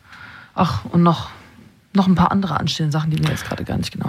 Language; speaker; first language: German; native; German